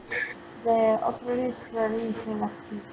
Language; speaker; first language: English; non-native, learner; Spanish